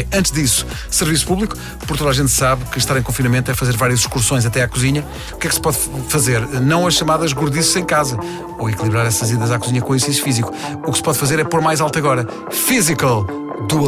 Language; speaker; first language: Portuguese; native; Portuguese